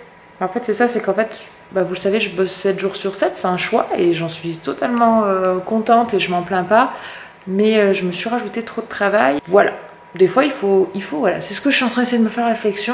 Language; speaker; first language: French; native; French